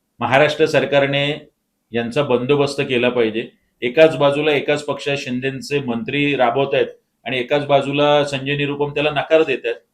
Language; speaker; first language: Marathi; native; Marathi